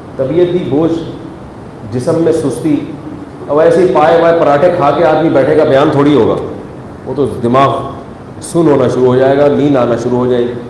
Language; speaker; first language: Urdu; native; Urdu